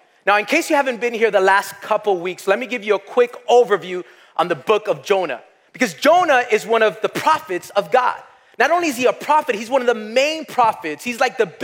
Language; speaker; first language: English; native; English